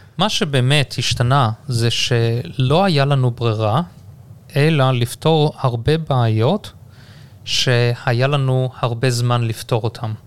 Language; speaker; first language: Hebrew; early bilingual, heritage; Hebrew